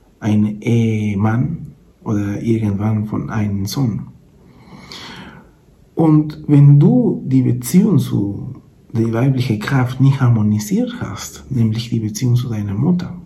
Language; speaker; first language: German; non-native, fluent; Spanish